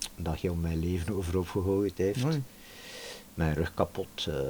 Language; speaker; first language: Dutch; native; Dutch